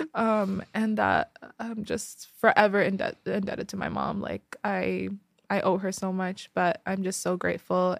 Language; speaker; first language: English; early bilingual, other home language; Tigrinya